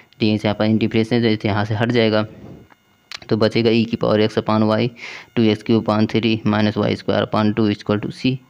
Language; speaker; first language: Hindi; native; Hindi